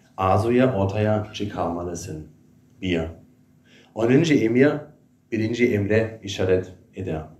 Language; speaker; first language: Turkish; non-native, fluent; German